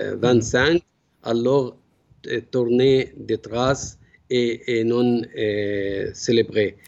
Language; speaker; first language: French; non-native, learner; Arabic